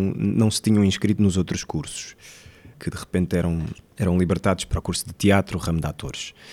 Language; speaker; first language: Portuguese; native; Portuguese